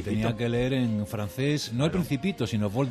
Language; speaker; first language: Spanish; native; Spanish